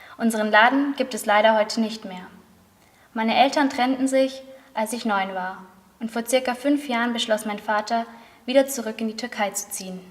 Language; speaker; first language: German; native; German